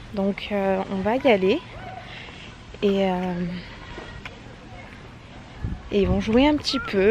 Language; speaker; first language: French; native; French